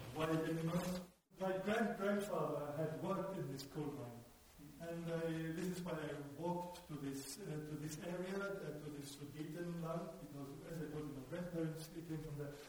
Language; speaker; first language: English; non-native, fluent; German